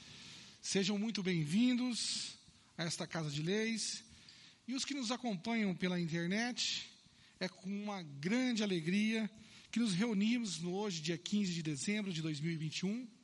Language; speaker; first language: Portuguese; native; Portuguese